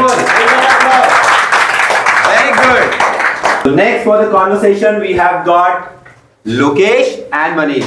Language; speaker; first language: English; non-native, fluent; Hindi